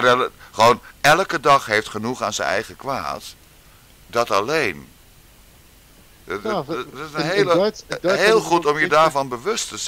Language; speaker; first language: Dutch; native; Dutch